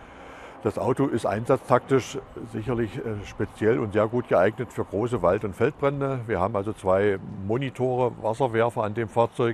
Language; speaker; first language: German; native; German